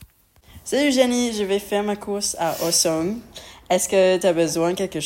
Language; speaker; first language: French; non-native, fluent; Khmer